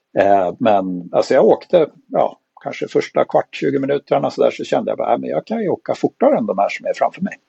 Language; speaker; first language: Swedish; native; Swedish